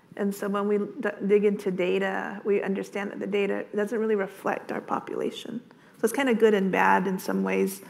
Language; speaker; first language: English; native; English